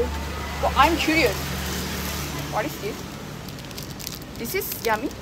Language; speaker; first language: English; non-native, learner; Korean